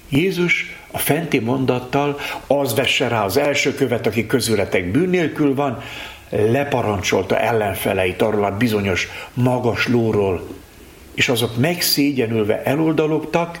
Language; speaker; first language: Hungarian; native; Hungarian